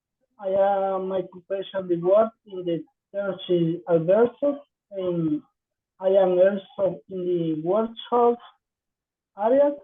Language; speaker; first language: English; non-native, learner; Spanish